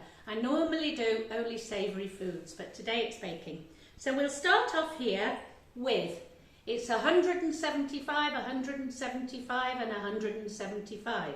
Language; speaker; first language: English; native; English